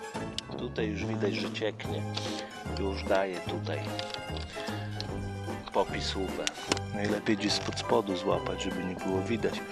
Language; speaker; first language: Polish; native; Polish